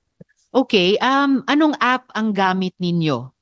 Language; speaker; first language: Filipino; native; Filipino